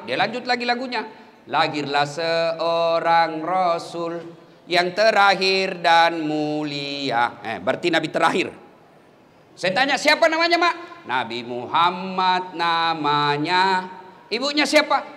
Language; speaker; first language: Malay; non-native, local second language; Buginese